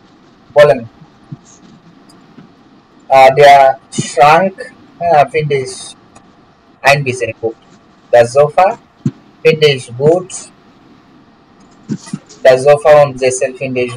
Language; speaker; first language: German; non-native, learner; Bangla